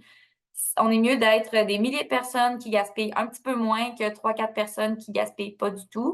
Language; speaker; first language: French; native; French